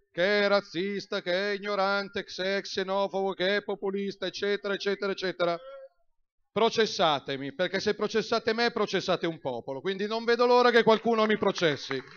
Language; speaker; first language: Italian; native; Italian